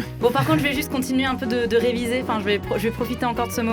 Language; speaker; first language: French; native; French